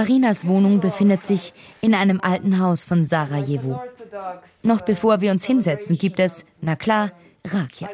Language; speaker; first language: German; native; German